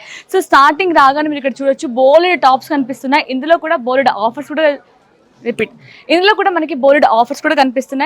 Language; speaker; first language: Telugu; native; Telugu